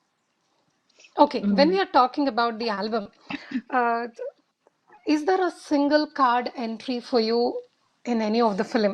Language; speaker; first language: Telugu; native; Telugu